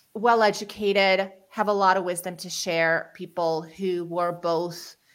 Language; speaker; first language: English; early bilingual, other home language; Ukrainian